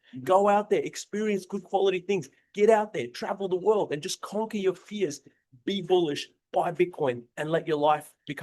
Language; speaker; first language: English; native; English